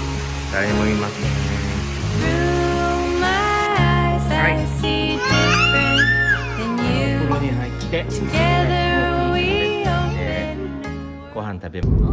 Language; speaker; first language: Japanese; non-native, learner; Chinese